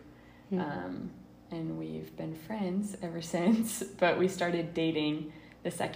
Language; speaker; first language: English; native; English